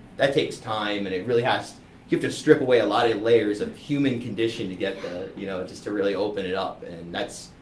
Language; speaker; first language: English; native; English